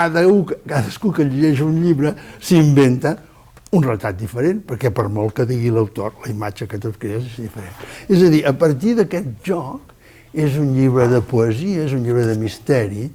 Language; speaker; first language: Catalan; native; Catalan